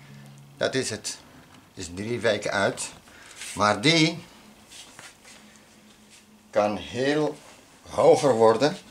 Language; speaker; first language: Dutch; non-native, learner; Arabic